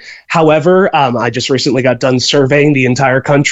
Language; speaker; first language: English; native; English